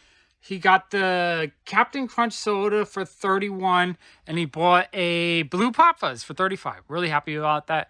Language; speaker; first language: English; native; English